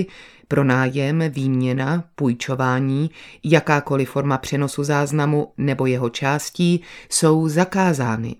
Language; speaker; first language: Czech; native; Czech